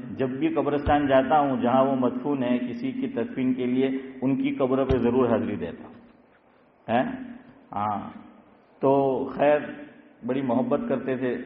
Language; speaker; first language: Urdu; non-native, local second language; Gujarati